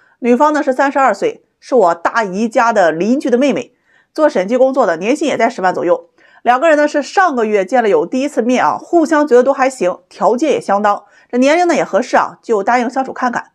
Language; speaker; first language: Chinese; native; Chinese